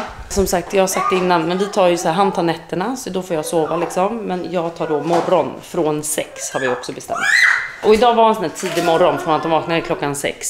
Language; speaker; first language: Swedish; native; Swedish